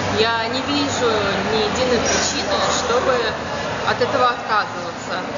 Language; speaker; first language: Russian; native; Russian